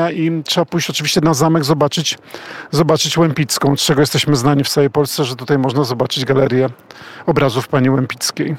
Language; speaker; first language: Polish; native; Polish